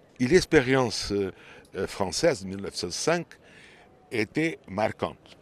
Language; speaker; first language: French; non-native, fluent; Portuguese